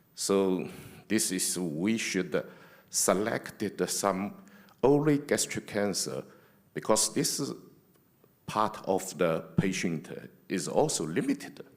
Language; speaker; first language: English; non-native, fluent; Chinese